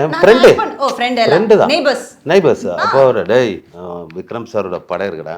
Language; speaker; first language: Tamil; non-native, learner; Malayalam